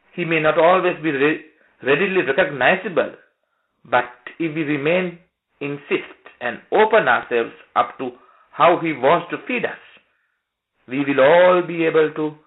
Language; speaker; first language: English; non-native, local second language; Sinhala